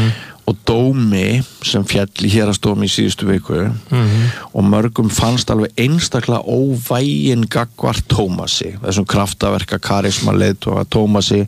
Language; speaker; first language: Icelandic; native; Icelandic